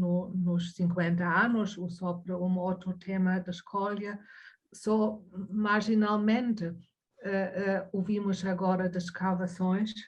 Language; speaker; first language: Portuguese; non-native, fluent; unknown